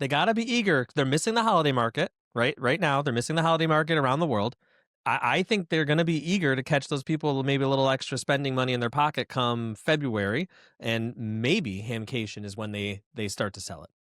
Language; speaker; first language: English; native; English